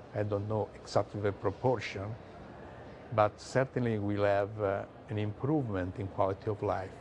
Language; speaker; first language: English; non-native, learner; Italian